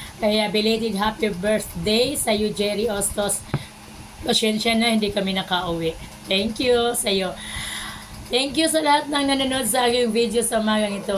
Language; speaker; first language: Filipino; non-native, local second language; Cebuano